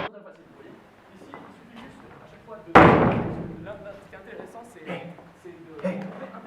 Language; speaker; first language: French; native; French